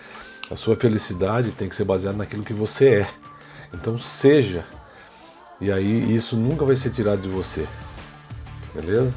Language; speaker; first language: Portuguese; native; Portuguese